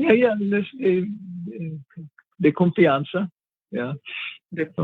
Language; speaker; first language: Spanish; non-native, learner; English